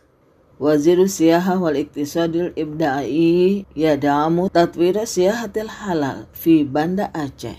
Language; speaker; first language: Arabic; non-native, fluent; Indonesian